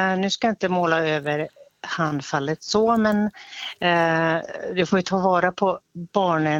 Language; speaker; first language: Swedish; native; Swedish